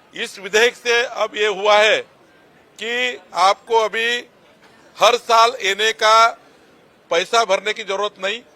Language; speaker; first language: Hindi; non-native, local second language; Marathi